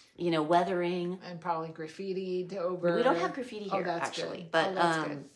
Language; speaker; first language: English; native; English